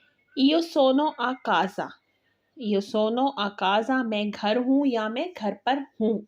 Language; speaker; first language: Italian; non-native, learner; Urdu